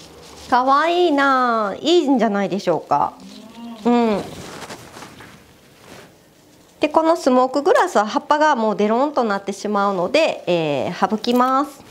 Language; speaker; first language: Japanese; native; Japanese